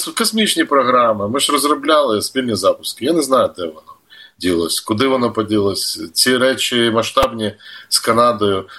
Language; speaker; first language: Ukrainian; native; Ukrainian